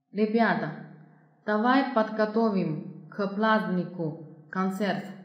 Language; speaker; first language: Russian; non-native, fluent; Chinese